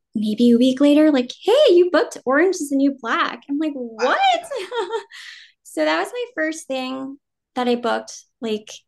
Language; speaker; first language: English; early bilingual, other home language; Vietnamese